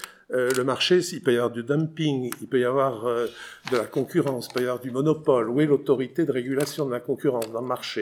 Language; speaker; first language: French; native; French